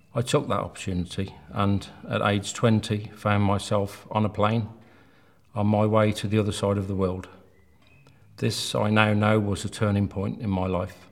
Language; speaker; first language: English; native; English